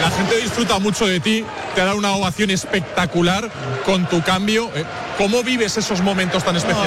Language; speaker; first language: Spanish; native; Spanish